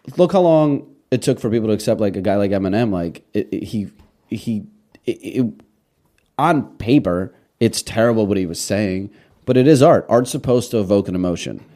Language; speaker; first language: English; early bilingual, other home language; Russian